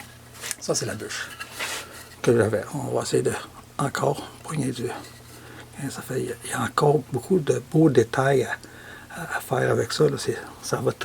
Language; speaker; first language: French; native; French